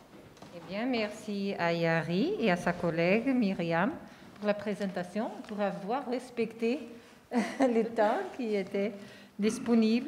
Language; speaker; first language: French; non-native, fluent; Portuguese